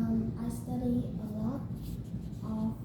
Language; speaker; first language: English; non-native, learner; Vietnamese